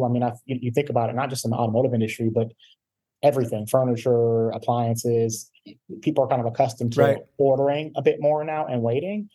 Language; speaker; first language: English; native; English